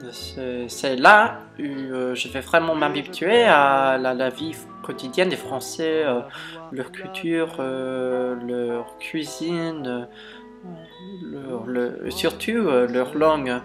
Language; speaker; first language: French; non-native, fluent; English